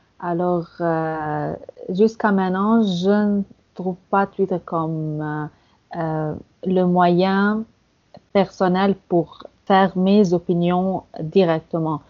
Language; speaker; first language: French; non-native, fluent; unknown